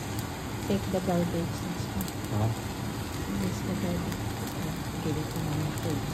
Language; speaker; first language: English; non-native, learner; Filipino